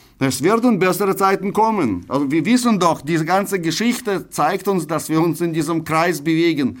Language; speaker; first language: German; non-native, fluent; Russian